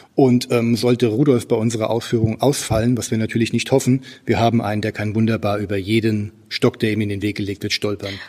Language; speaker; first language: German; native; German